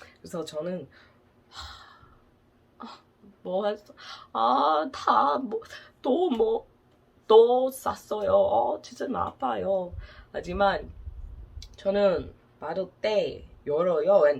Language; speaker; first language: Korean; non-native, learner; English